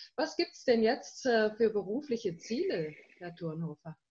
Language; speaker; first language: German; native; German